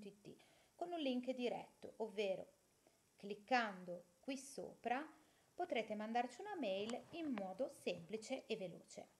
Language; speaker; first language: Italian; native; Italian